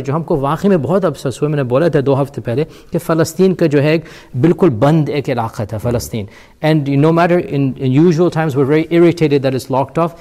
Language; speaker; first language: Urdu; early bilingual, heritage; Urdu